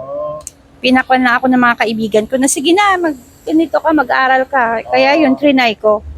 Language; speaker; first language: Filipino; non-native, local second language; Iloko